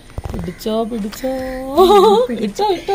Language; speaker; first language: Malayalam; native; Malayalam